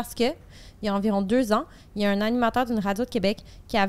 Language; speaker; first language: French; native; French